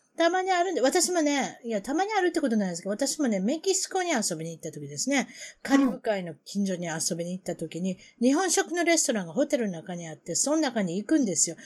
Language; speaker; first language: Japanese; native; Japanese